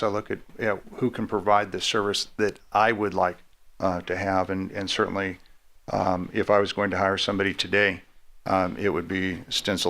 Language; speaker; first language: English; native; English